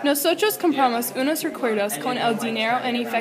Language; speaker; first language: Spanish; non-native, learner; English